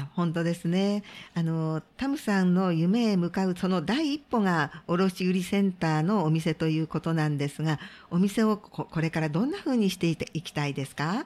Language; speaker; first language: Japanese; native; Japanese